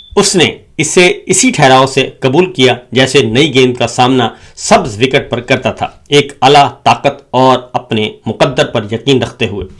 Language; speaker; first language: Urdu; native; Urdu